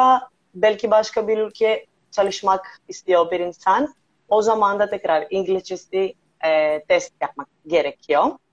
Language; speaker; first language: Turkish; non-native, learner; Greek